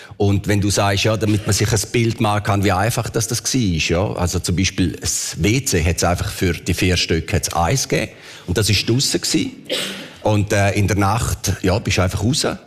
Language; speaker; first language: German; early bilingual, other home language; Italian